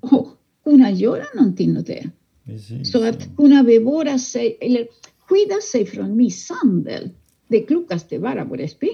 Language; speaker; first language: Swedish; non-native, fluent; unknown